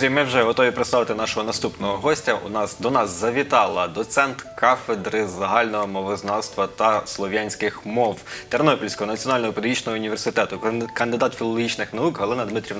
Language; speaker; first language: Ukrainian; native; Ukrainian